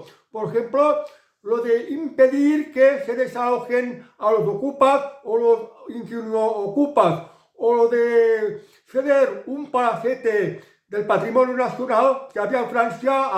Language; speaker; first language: Spanish; native; Spanish